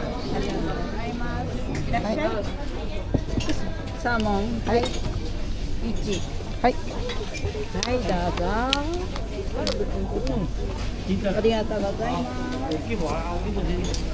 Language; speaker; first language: Japanese; native; Japanese